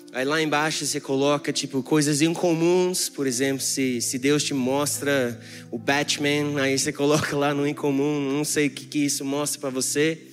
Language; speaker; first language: Portuguese; non-native, fluent; English